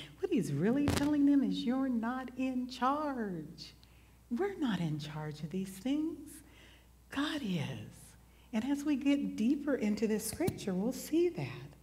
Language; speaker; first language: English; native; English